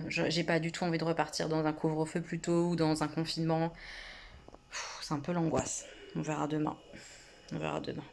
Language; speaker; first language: French; native; French